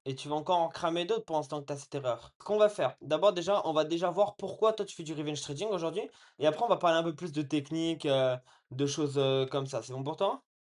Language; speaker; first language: French; native; French